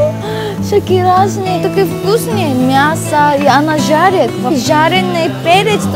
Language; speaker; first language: Russian; non-native, learner; Korean